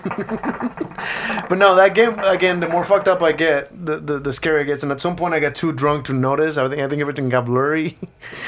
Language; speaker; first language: English; non-native, fluent; Spanish